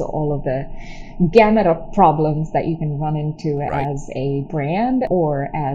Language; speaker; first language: English; non-native, local second language; Tamil